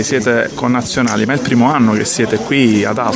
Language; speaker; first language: Italian; native; Italian